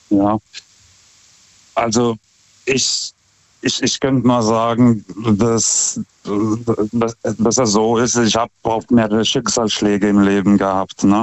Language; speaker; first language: German; non-native, fluent; Lithuanian